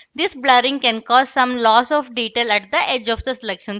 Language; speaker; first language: English; non-native, local second language; Kannada